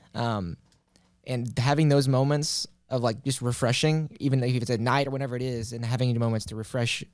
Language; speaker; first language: English; native; English